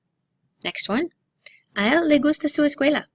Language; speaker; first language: Spanish; non-native, fluent; English